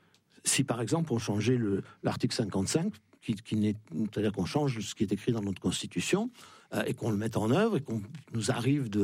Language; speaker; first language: French; native; French